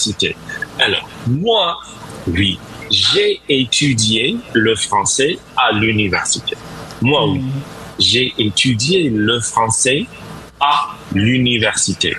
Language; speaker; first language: French; non-native, fluent; English